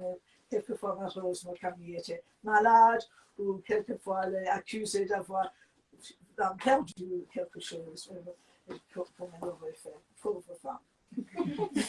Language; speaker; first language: French; non-native, fluent; English